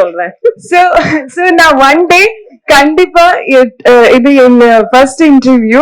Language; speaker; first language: Tamil; non-native, learner; Kannada